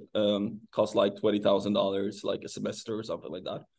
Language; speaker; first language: English; non-native, fluent; Swedish